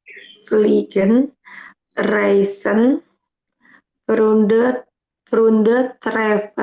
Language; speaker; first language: German; non-native, learner; Indonesian